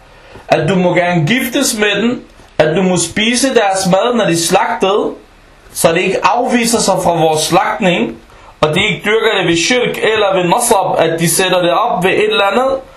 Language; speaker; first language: Danish; early bilingual, other home language; Arabic